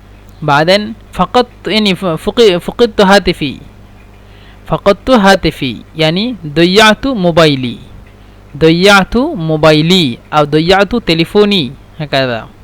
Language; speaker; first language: Arabic; non-native, fluent; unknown